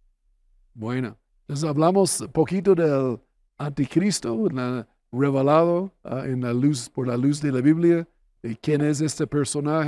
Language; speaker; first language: Spanish; non-native, fluent; English